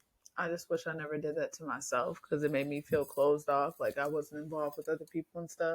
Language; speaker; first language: English; native; English